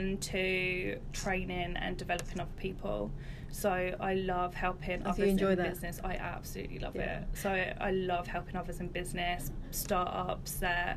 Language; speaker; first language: English; native; English